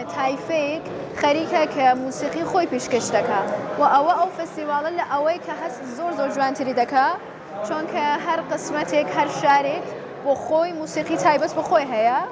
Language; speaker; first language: Central Kurdish; non-native, local second language; Southern Kurdish